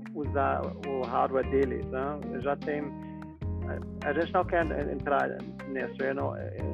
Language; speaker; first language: Portuguese; non-native, fluent; German